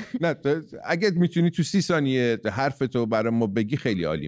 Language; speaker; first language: Persian; native; Persian